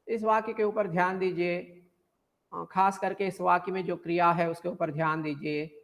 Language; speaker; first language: Hindi; non-native, local second language; Telugu